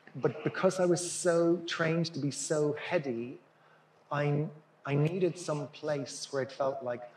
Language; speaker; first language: English; native; English